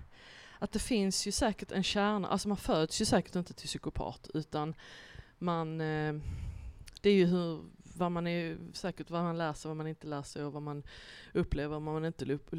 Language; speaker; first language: Swedish; native; Swedish